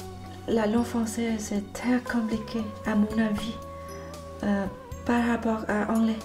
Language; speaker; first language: French; non-native, learner; Vietnamese